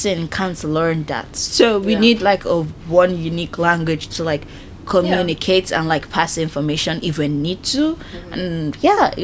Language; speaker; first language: English; non-native, local second language; Yoruba